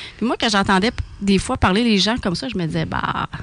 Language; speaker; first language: French; native; French